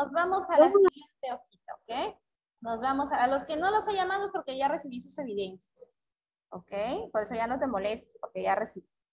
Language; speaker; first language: Spanish; native; Spanish